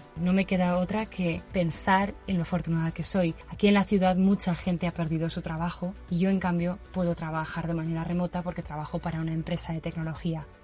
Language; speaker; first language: Spanish; native; Spanish